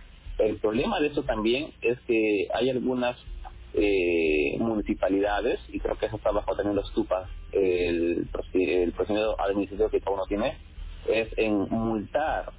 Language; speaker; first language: Spanish; native; Spanish